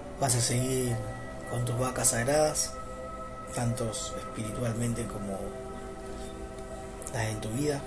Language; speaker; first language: Spanish; native; Spanish